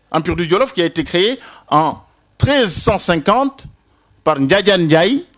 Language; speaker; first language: French; non-native, local second language; Wolof